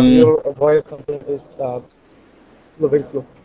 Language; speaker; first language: English; non-native, learner; Bangla